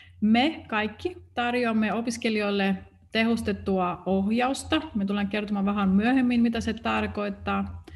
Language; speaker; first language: Finnish; non-native, fluent; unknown